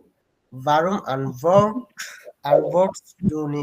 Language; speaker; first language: German; non-native, learner; Bangla